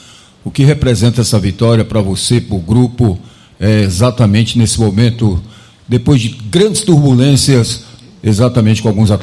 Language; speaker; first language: Portuguese; native; Portuguese